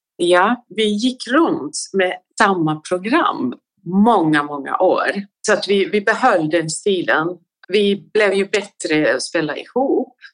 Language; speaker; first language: Swedish; native; Swedish